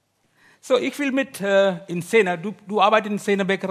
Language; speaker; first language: German; non-native, learner; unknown